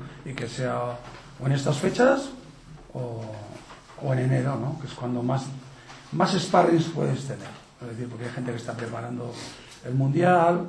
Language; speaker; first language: Spanish; native; Spanish